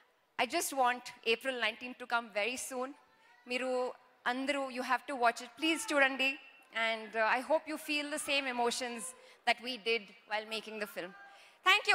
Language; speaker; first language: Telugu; non-native, learner; Kannada